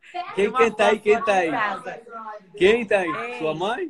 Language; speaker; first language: Portuguese; native; Portuguese